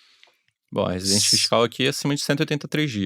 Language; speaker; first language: Portuguese; native; Portuguese